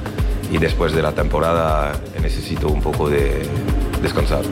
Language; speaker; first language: Spanish; non-native, learner; French